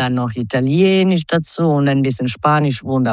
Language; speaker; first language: German; non-native, fluent; Croatian